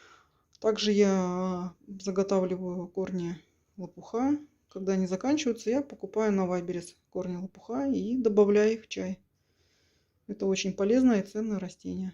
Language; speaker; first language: Russian; native; Russian